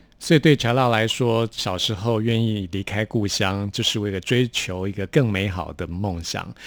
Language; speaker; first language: Chinese; native; Chinese